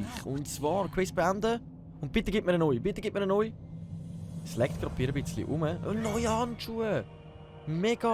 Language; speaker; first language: German; native; German